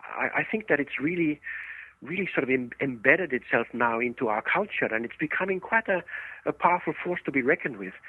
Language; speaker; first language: English; early bilingual, other home language; Estonian